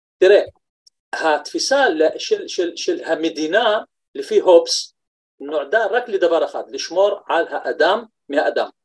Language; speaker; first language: Hebrew; non-native, local second language; Arabic